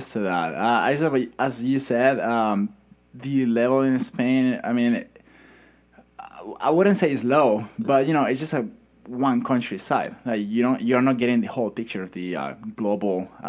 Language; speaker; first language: English; non-native, fluent; Spanish